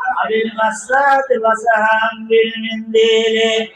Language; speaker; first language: Arabic; non-native, fluent; Bangla